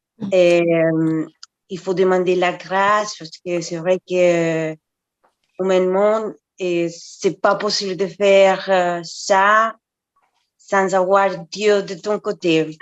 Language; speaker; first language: French; non-native, fluent; Spanish